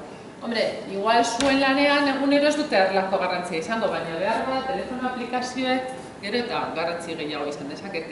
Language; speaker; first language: Basque; native; Basque